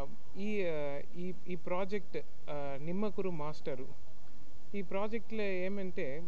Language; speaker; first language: Telugu; non-native, learner; Tamil